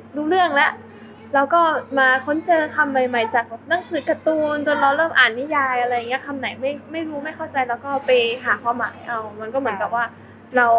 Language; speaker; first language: Thai; early bilingual, other home language; German